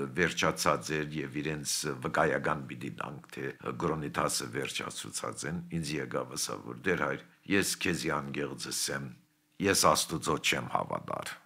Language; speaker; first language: Armenian; early bilingual, heritage; Armenian